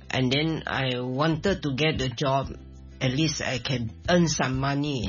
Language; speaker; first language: English; non-native, local second language; Min Nan Chinese